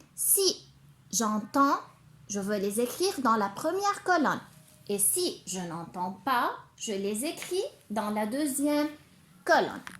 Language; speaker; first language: French; non-native, local second language; Arabic